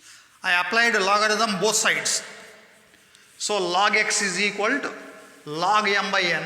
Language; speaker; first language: English; non-native, local second language; Kannada